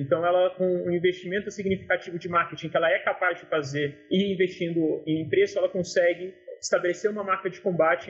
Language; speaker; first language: Portuguese; native; Portuguese